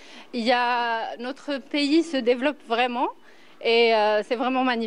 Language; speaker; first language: French; non-native, local second language; Arabic